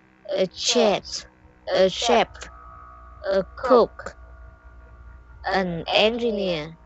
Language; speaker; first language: English; non-native, learner; Vietnamese